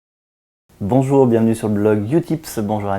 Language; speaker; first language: French; native; French